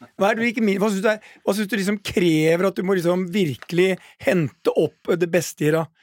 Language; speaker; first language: Norwegian; native; Norwegian